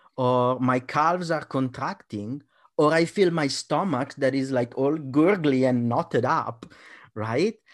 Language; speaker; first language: English; non-native, fluent; Italian